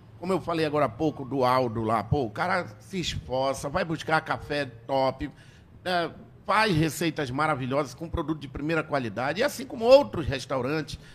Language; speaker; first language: Portuguese; native; Portuguese